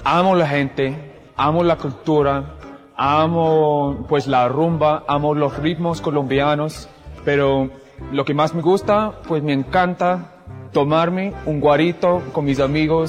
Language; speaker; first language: Spanish; non-native, fluent; English